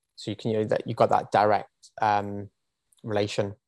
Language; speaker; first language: English; native; English